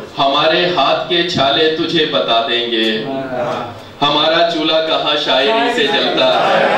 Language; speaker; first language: Urdu; non-native, local second language; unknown